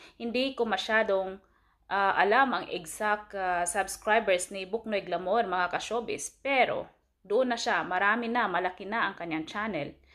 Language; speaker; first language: Filipino; non-native, local second language; Cebuano